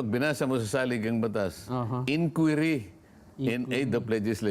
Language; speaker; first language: Filipino; native; Filipino